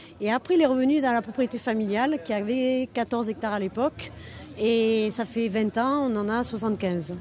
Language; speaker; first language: French; native; French